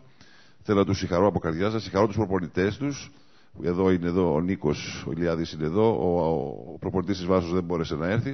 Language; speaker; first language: Greek; native; Greek